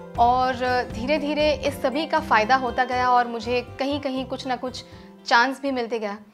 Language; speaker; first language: Hindi; non-native, local second language; Gujarati